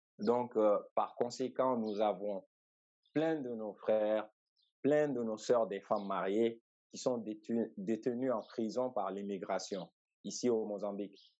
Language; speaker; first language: French; non-native, local second language; Bambara